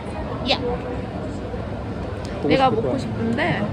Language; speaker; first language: Korean; non-native, learner; Italian